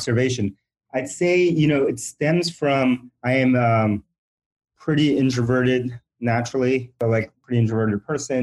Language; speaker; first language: English; early bilingual, other home language; Spanish